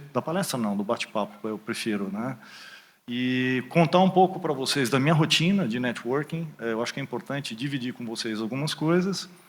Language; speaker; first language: Portuguese; early bilingual, other home language; German